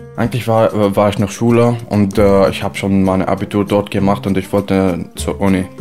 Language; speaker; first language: German; non-native, learner; Arabic